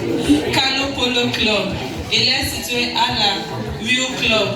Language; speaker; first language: French; non-native, learner; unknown